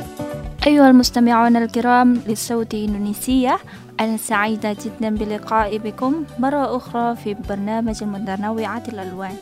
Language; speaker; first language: Arabic; non-native, fluent; Indonesian